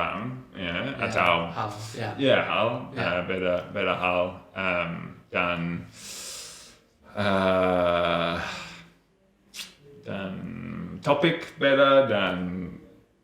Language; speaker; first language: Indonesian; non-native, learner; English